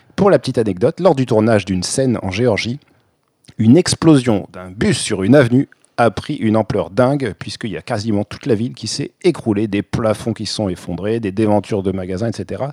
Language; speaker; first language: French; native; French